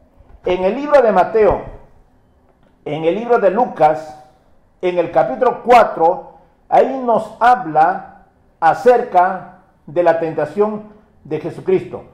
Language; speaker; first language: Spanish; native; Spanish